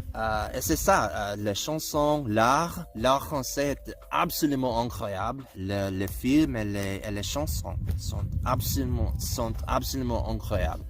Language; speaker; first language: French; non-native, learner; English